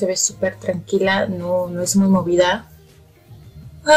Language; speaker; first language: Spanish; native; Spanish